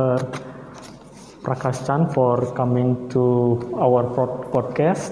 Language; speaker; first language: English; non-native, learner; Indonesian